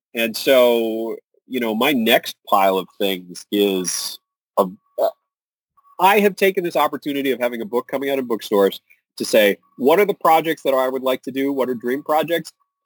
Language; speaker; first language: English; native; English